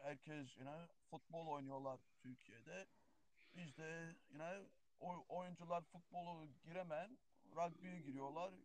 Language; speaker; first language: Turkish; early bilingual, heritage; Turkish